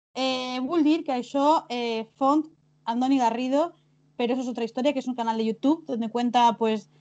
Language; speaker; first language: Catalan; non-native, local second language; Spanish